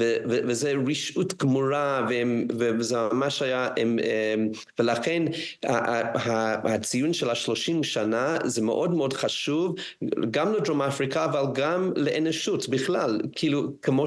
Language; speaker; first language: Hebrew; non-native, fluent; English